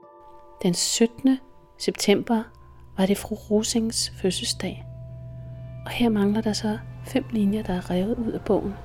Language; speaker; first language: Danish; native; Danish